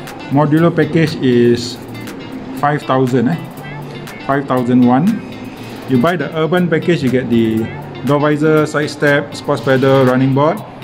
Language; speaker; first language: English; non-native, local second language; Malay